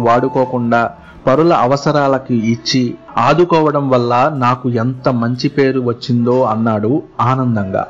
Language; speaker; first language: Telugu; native; Telugu